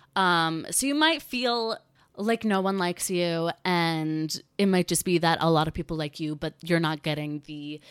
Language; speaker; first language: English; native; English